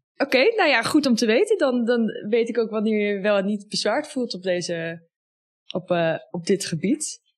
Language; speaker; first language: Dutch; native; Dutch